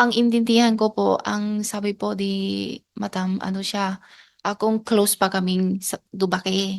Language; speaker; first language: Filipino; non-native, learner; Chinese